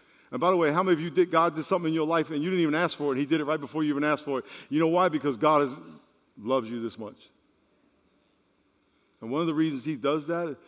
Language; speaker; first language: English; native; English